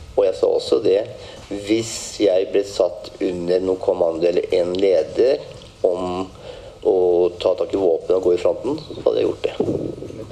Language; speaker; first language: Norwegian; early bilingual, other home language; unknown